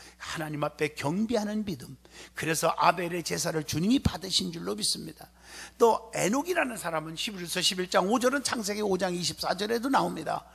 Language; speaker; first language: Korean; native; Korean